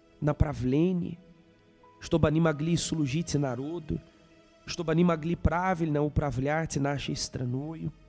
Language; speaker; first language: Russian; non-native, fluent; Portuguese